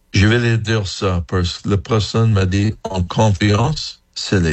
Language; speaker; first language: French; non-native, fluent; English